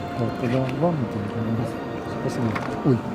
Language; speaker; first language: Russian; native; Russian